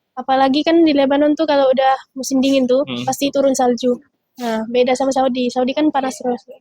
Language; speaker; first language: Indonesian; early bilingual, heritage; Indonesian